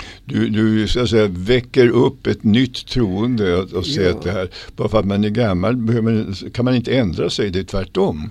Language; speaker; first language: Swedish; native; Swedish